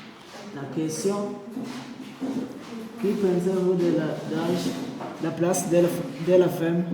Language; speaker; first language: French; non-native, learner; Kinyarwanda